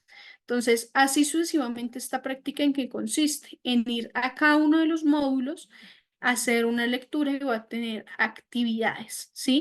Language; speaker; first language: Spanish; native; Spanish